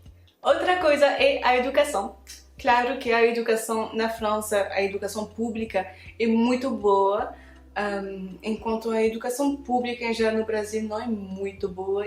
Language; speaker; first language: Portuguese; non-native, fluent; French